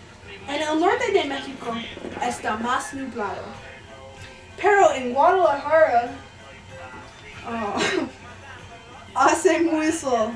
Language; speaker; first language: Spanish; non-native, learner; English